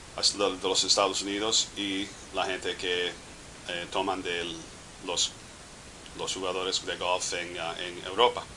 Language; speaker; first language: Spanish; non-native, fluent; English